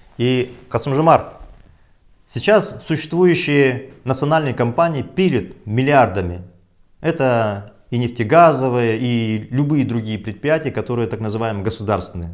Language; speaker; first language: Russian; non-native, local second language; Kazakh